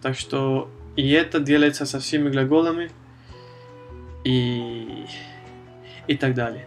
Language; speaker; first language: Russian; non-native, fluent; Spanish